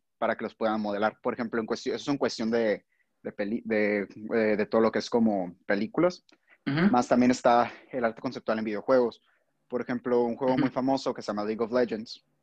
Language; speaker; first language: Spanish; native; Spanish